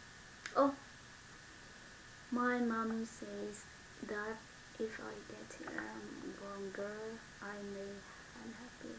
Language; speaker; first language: English; non-native, learner; Vietnamese